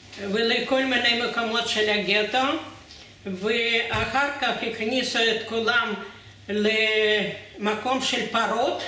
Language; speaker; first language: Hebrew; non-native, fluent; Russian